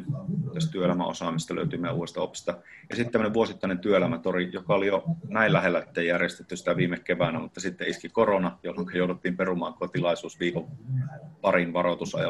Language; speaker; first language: Finnish; native; Finnish